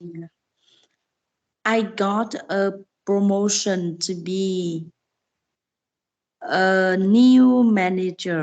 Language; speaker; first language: English; non-native, learner; Vietnamese